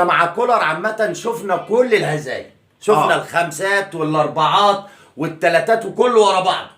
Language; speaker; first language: Arabic; native; Arabic